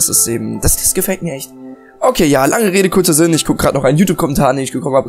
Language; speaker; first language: German; native; German